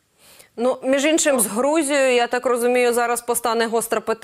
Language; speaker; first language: Ukrainian; native; Ukrainian